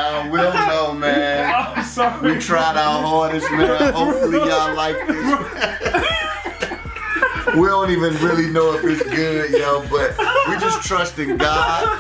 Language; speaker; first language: English; native; English